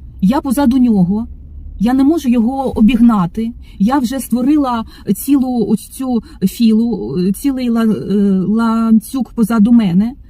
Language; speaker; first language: Ukrainian; non-native, local second language; Russian